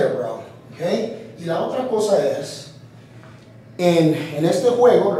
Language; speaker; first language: Spanish; early bilingual, heritage; Spanish